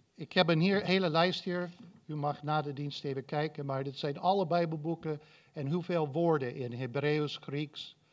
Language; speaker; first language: Dutch; non-native, fluent; English